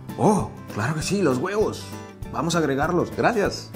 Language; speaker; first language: Spanish; native; Spanish